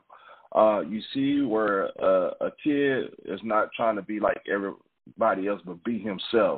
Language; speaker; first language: English; native; English